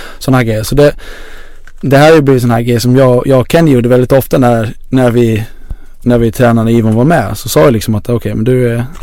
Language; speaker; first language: Swedish; native; Swedish